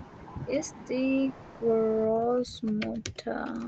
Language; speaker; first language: German; non-native, learner; Urdu